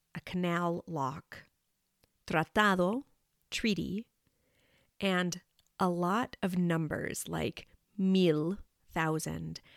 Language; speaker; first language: English; native; English